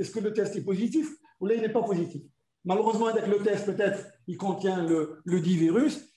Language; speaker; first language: French; non-native, local second language; Arabic